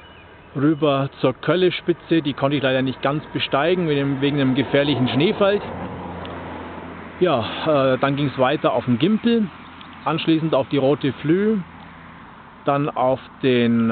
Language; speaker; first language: German; native; German